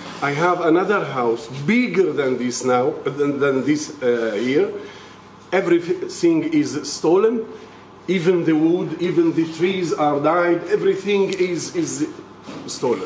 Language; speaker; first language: English; non-native, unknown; Arabic